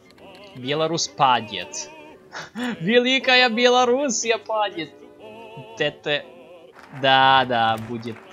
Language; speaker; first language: Russian; non-native, learner; English